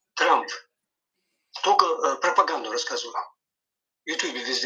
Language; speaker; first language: Russian; non-native, local second language; Chechen